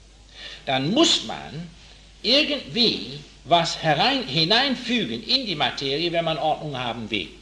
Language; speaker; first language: German; non-native, fluent; English